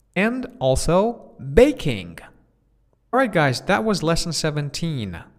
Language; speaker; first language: English; non-native, fluent; Persian